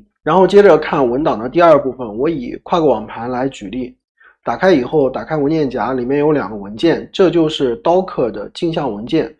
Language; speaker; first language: Chinese; native; Chinese